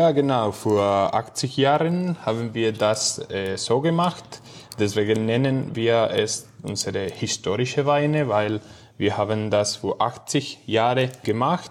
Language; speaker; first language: German; non-native, learner; Spanish